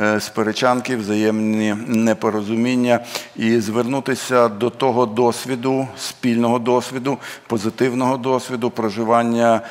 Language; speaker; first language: Ukrainian; native; Ukrainian